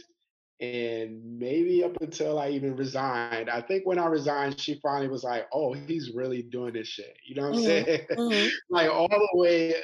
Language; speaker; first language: English; native; English